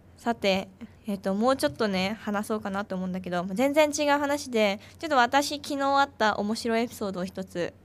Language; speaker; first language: Japanese; native; Japanese